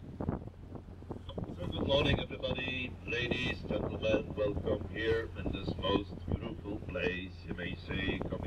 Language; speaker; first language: English; non-native, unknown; Dutch